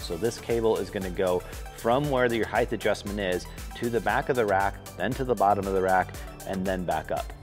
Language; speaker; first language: English; native; English